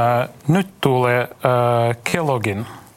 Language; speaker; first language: Finnish; non-native, fluent; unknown